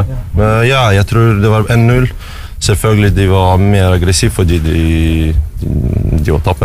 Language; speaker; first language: Norwegian; non-native, learner; Russian